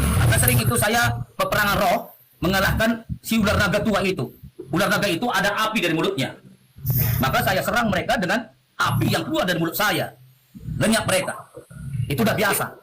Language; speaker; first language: Indonesian; non-native, local second language; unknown